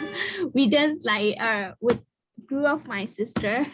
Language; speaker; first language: English; non-native, learner; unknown